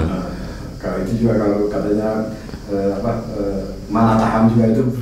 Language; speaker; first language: Indonesian; non-native, fluent; Arabic